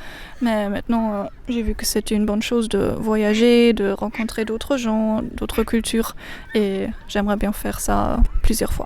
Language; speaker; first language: French; non-native, fluent; German